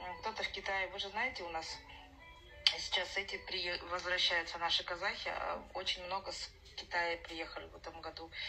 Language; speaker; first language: Russian; non-native, local second language; Kazakh